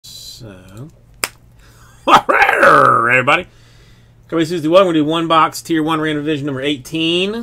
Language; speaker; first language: English; native; English